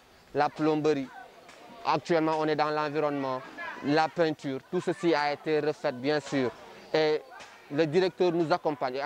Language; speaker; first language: French; non-native, local second language; Wolof